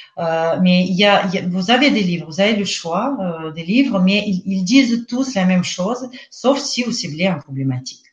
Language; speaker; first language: French; non-native, fluent; Russian